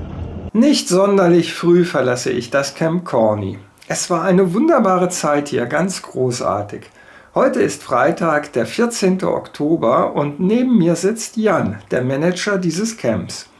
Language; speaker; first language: German; native; German